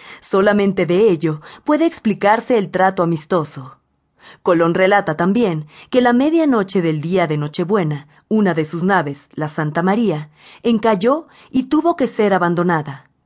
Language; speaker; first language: Spanish; native; Spanish